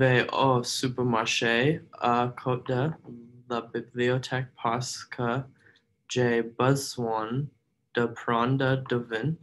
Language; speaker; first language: French; non-native, learner; English